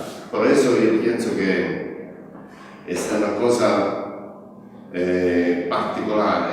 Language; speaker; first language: Spanish; non-native, learner; Italian